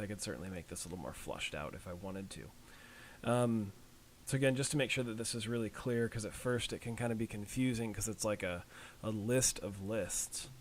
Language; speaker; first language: English; native; English